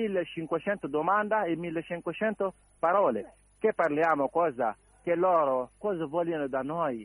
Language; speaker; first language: Italian; non-native, learner; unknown